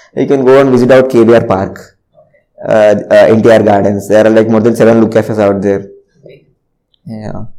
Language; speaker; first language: English; non-native, local second language; Telugu